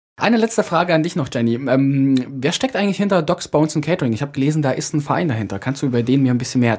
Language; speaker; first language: German; native; German